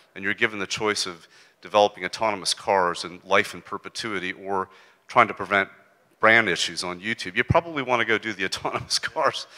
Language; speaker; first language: English; native; English